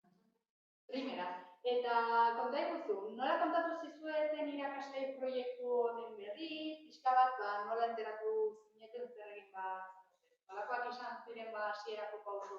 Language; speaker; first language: Basque; native; Basque